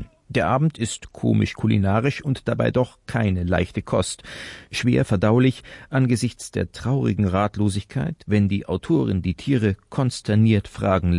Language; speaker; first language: German; native; German